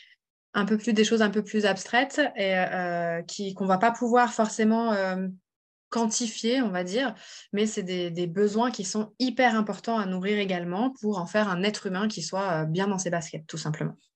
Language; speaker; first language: French; native; French